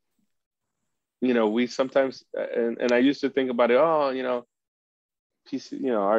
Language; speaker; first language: English; early bilingual, other home language; Spanish